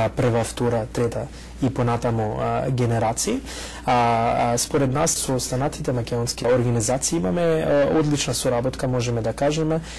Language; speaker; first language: Macedonian; early bilingual, heritage; Macedonian